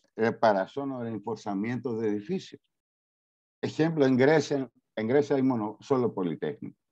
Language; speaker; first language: Spanish; non-native, learner; Greek